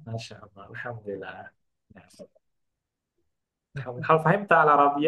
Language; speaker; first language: Arabic; non-native, fluent; Indonesian